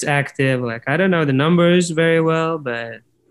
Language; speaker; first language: English; non-native, fluent; Latvian